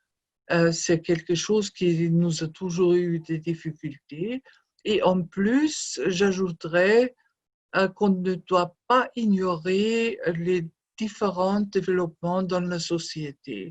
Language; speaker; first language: French; non-native, fluent; German